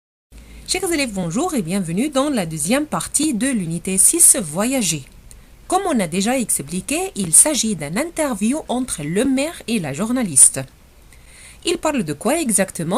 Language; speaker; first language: French; non-native, fluent; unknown